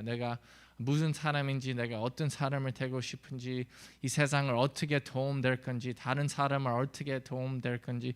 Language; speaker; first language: Korean; early bilingual, heritage; English